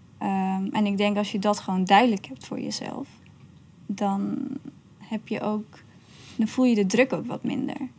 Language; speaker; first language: Dutch; early bilingual, other home language; Persian